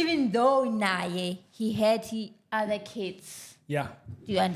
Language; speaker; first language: English; non-native, local second language; Zulu